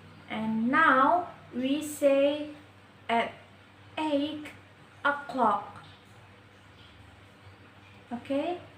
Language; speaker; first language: English; non-native, learner; Indonesian